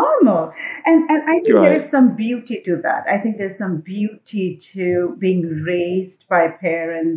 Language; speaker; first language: English; non-native, local second language; Assamese